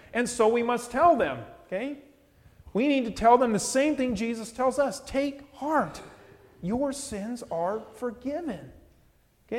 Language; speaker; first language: English; native; English